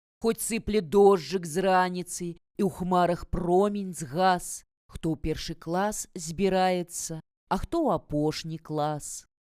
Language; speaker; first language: Belarusian; native; Belarusian